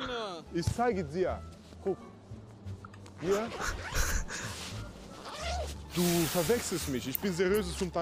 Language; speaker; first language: German; early bilingual, other home language; Russian